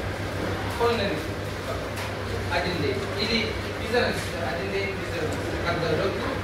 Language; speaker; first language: Russian; non-native, learner; Turkish